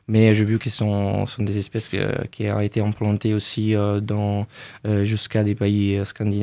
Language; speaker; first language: French; non-native, fluent; Italian